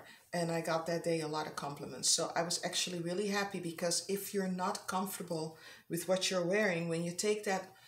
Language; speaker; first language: English; non-native, fluent; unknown